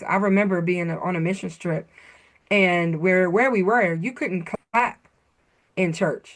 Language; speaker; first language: English; native; English